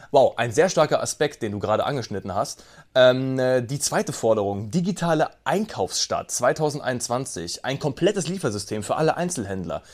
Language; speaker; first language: German; native; German